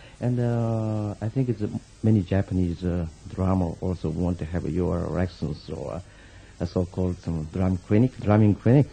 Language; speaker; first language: English; non-native, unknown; Japanese